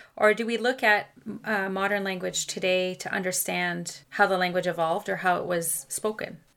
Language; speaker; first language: English; non-native, fluent; French